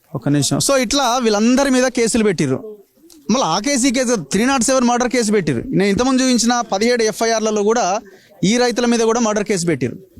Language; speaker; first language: Telugu; native; Telugu